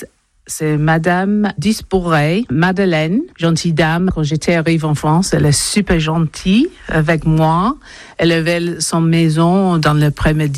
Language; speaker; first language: French; non-native, learner; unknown